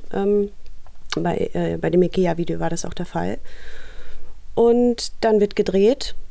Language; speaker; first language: German; early bilingual, other home language; Russian